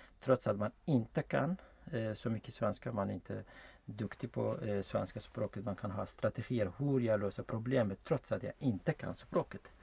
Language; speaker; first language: Swedish; non-native, fluent; Arabic